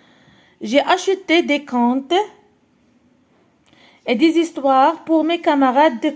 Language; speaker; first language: French; non-native, local second language; Arabic